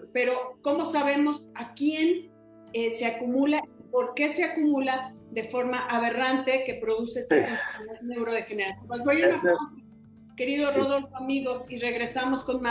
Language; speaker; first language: Spanish; native; Spanish